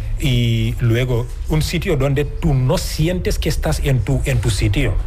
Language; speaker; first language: Spanish; non-native, fluent; Wolof